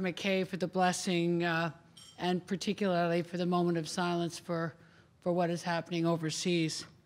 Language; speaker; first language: English; native; English